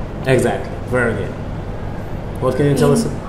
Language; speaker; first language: English; non-native, fluent; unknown